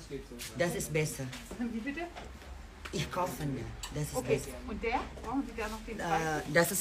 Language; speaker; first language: German; non-native, learner; Indonesian